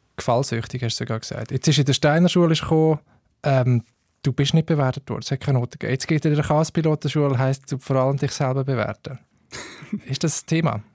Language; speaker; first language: German; native; German